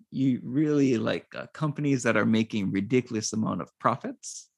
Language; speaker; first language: English; native; English